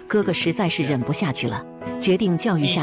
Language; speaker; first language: Chinese; native; Chinese